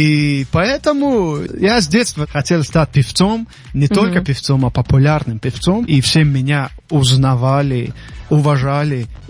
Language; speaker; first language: Russian; non-native, local second language; Tajik